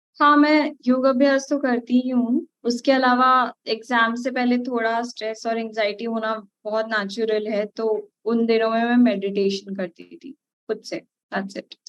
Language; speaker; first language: Hindi; native; Hindi